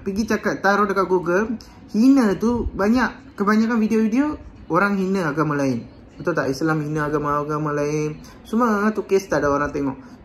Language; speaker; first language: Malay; non-native, local second language; Tamil